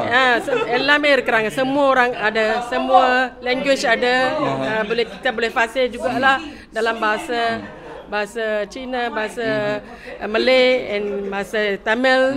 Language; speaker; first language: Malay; non-native, local second language; Tamil